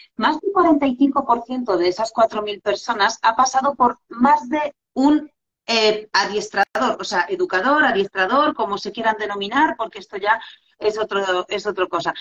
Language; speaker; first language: Spanish; non-native, fluent; Polish